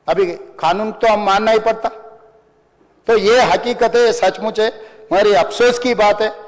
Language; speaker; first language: Hindi; non-native, local second language; Telugu